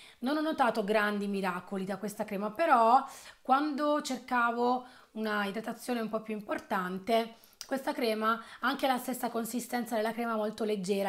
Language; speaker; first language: Italian; native; Italian